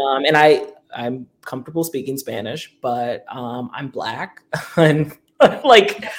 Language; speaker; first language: English; native; English